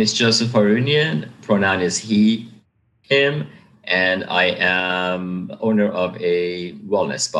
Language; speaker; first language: English; native; English